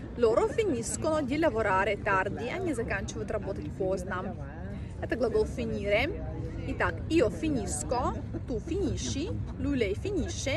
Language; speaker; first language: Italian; non-native, fluent; Russian